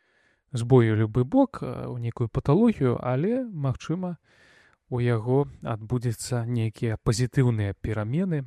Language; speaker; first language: Belarusian; non-native, local second language; Russian